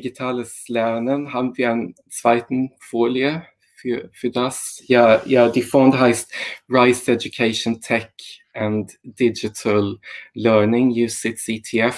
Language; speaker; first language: German; non-native, fluent; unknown